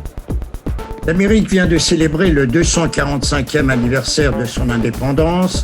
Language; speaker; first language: French; native; French